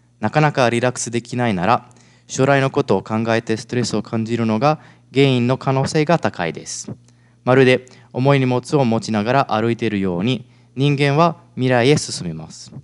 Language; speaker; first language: Japanese; non-native, fluent; Italian